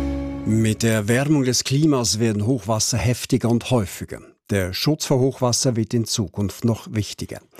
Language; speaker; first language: German; native; German